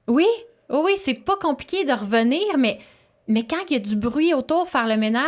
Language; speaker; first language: French; native; French